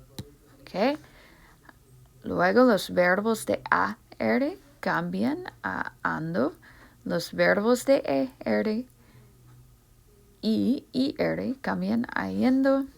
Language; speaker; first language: Spanish; non-native, fluent; English